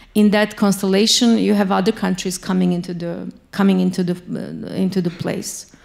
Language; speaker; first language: English; non-native, fluent; Bosnian